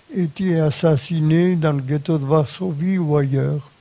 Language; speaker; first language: French; non-native, fluent; Polish